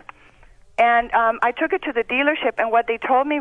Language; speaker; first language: English; non-native, fluent; Spanish